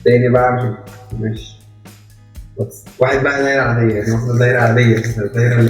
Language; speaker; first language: Arabic; native; Arabic